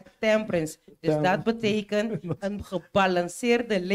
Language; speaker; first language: Dutch; non-native, learner; Papiamento